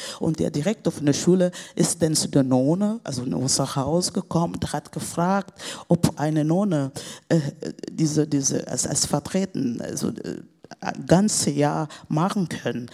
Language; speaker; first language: German; non-native, fluent; Portuguese